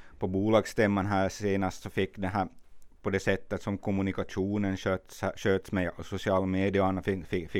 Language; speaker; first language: Swedish; native; Swedish